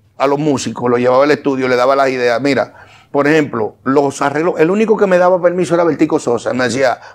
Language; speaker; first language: Spanish; native; Spanish